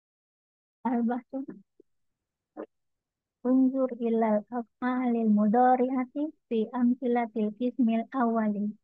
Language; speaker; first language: Arabic; non-native, learner; Indonesian